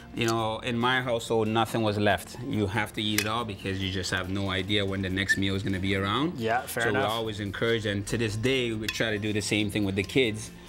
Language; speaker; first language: English; native; English